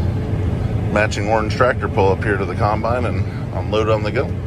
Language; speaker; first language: English; native; English